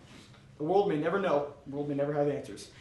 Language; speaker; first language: English; native; English